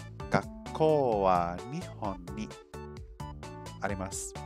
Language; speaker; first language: Japanese; non-native, learner; English